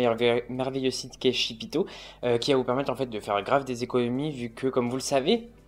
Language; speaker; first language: French; native; French